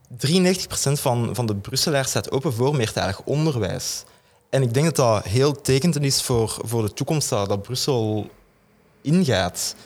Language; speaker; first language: Dutch; native; Dutch